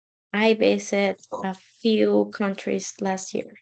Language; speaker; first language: English; non-native, learner; Spanish